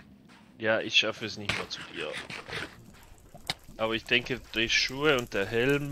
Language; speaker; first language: German; native; German